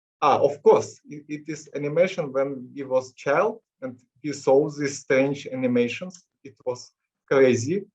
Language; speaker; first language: English; non-native, learner; Russian